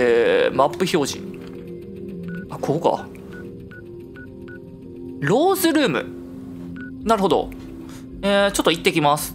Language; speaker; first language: Japanese; native; Japanese